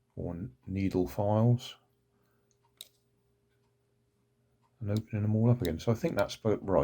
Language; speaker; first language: English; native; English